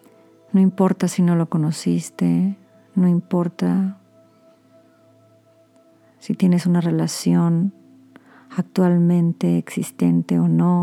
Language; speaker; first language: Spanish; native; Spanish